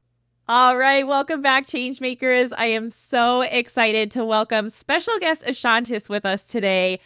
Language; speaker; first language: English; native; English